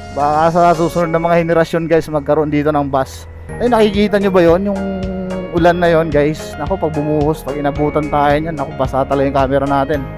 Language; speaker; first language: Filipino; non-native, local second language; Waray